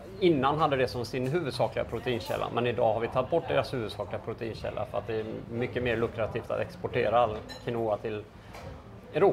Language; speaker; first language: Swedish; native; Swedish